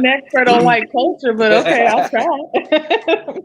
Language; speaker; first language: English; native; English